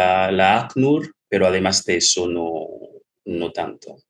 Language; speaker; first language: Spanish; non-native, fluent; English